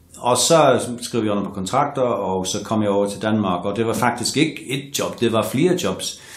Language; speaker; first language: Danish; non-native, fluent; English